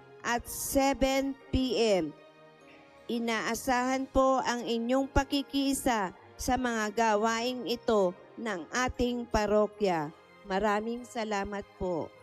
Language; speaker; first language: Filipino; native; Filipino